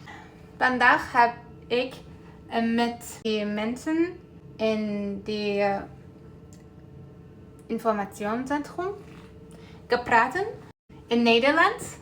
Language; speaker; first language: Dutch; non-native, learner; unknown